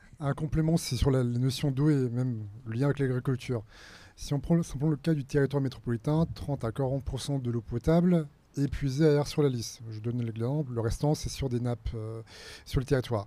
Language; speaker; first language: French; native; French